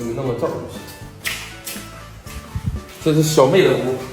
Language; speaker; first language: Chinese; native; Chinese